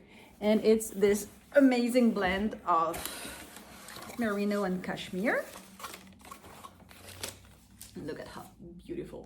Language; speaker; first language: English; non-native, fluent; French